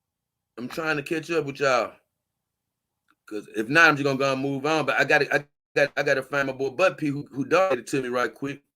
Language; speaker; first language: English; native; English